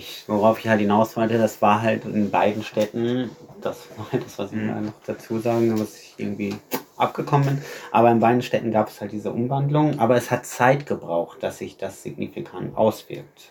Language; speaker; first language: German; native; German